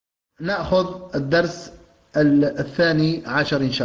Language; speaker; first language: Arabic; non-native, fluent; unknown